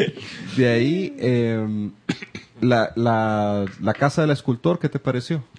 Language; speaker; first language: Spanish; native; Spanish